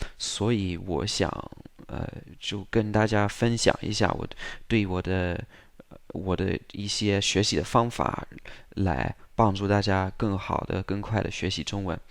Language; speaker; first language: Chinese; non-native, fluent; English